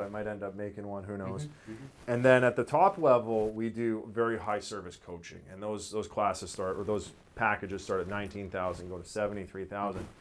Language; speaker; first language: English; native; English